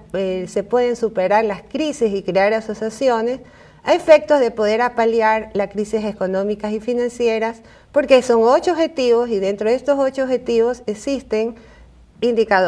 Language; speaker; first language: Spanish; native; Spanish